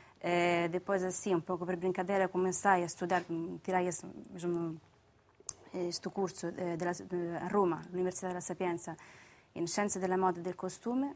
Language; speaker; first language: Portuguese; non-native, fluent; Italian